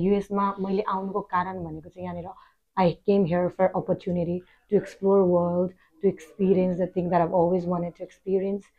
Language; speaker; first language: Nepali; native; Nepali